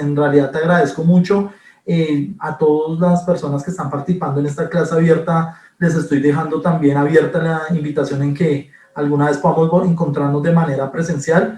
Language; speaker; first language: Spanish; native; Spanish